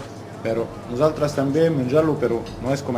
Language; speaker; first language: Catalan; non-native, learner; Arabic